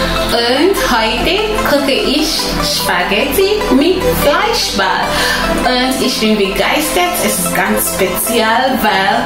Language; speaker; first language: German; non-native, learner; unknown